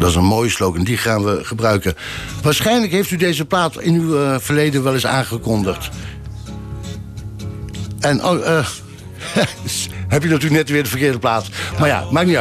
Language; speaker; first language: Dutch; native; Dutch